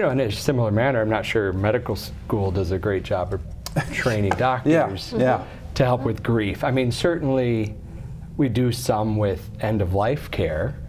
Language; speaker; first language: English; native; English